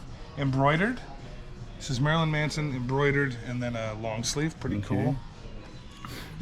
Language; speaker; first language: English; native; English